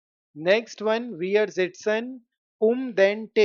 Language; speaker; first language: German; non-native, fluent; Hindi